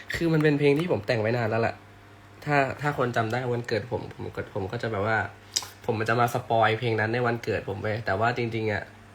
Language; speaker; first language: Thai; native; Thai